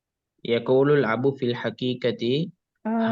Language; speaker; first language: Arabic; non-native, learner; Tamil